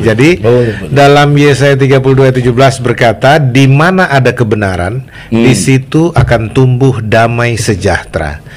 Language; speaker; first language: Indonesian; native; Indonesian